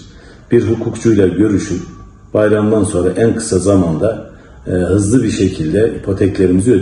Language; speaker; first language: Turkish; native; Turkish